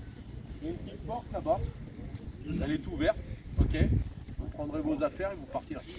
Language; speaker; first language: French; native; French